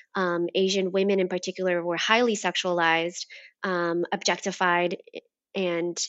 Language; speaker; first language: English; native; English